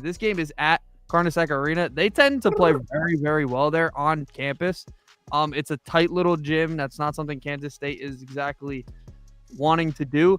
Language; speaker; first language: English; native; English